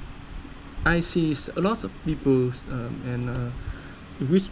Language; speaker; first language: English; non-native, learner; Vietnamese